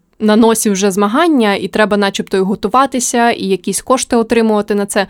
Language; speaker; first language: Ukrainian; native; Ukrainian